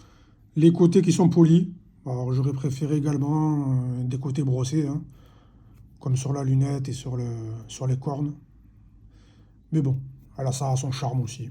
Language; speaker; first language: French; native; French